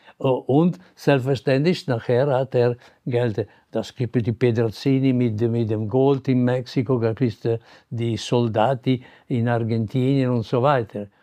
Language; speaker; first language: German; non-native, local second language; Italian